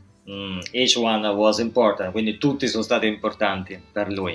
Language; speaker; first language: Italian; native; Italian